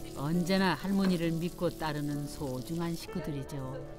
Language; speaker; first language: Korean; native; Korean